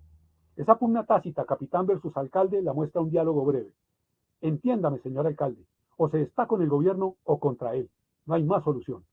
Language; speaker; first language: Spanish; native; Spanish